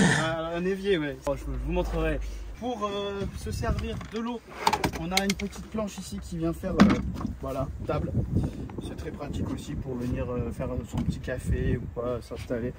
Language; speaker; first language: French; native; French